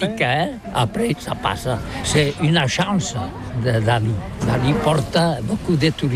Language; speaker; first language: French; non-native, learner; Catalan